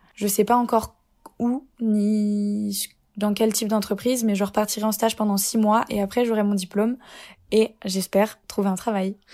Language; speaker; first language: French; native; French